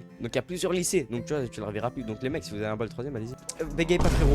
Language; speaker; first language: French; native; French